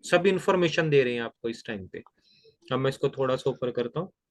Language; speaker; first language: Hindi; non-native, local second language; Punjabi